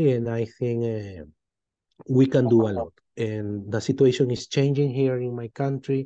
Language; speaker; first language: English; non-native, fluent; Spanish